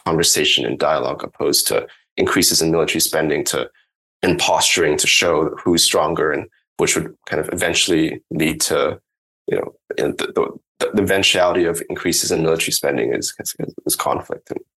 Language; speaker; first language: English; non-native, local second language; Cantonese